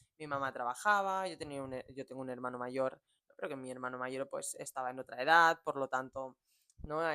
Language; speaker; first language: Spanish; early bilingual, other home language; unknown